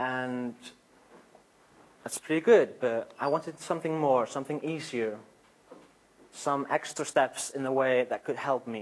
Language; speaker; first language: English; non-native, fluent; Icelandic